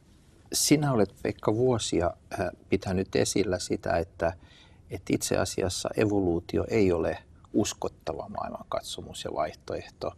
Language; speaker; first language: Finnish; native; Finnish